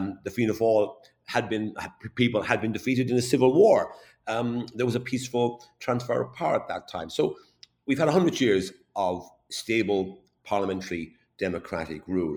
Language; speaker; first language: English; native; English